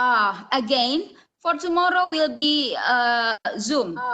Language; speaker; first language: English; non-native, fluent; Indonesian